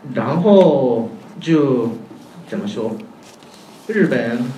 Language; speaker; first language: Chinese; non-native, fluent; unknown